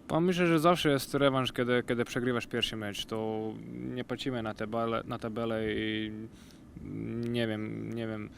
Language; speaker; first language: Polish; non-native, learner; Croatian